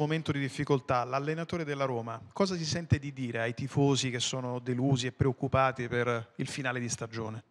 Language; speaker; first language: Italian; native; Italian